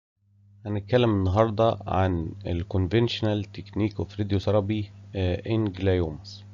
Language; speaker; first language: Arabic; native; Arabic